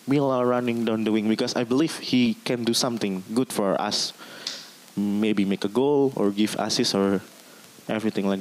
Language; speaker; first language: English; non-native, learner; Indonesian